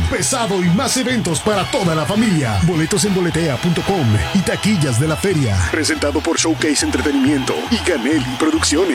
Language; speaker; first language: Spanish; native; Spanish